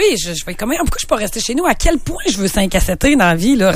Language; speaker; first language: French; native; French